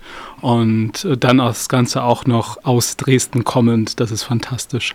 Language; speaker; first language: German; native; German